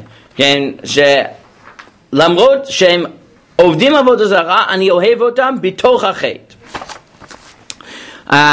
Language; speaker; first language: Hebrew; non-native, fluent; English